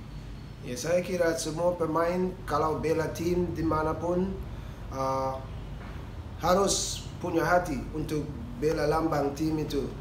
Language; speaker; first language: Indonesian; non-native, fluent; English